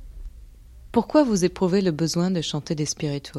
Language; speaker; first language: French; native; French